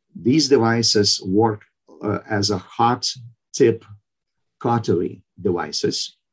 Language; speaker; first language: English; non-native, fluent; Ukrainian